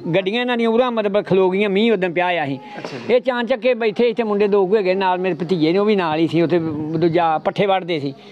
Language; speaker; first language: Punjabi; native; Punjabi